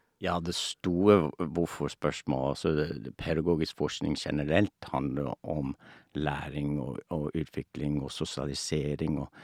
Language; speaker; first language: Norwegian; non-native, fluent; English